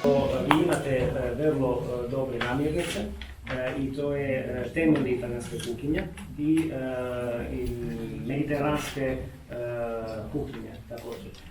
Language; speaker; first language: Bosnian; non-native, learner; Italian